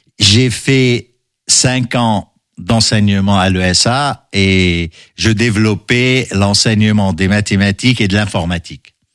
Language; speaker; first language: French; non-native, local second language; Arabic